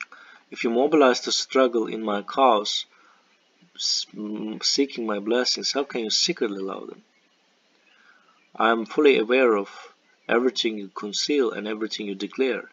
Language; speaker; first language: English; non-native, fluent; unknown